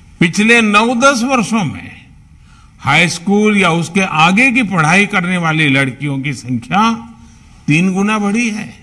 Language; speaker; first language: Hindi; non-native, local second language; Gujarati